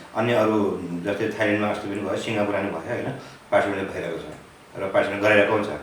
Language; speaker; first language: Nepali; native; Nepali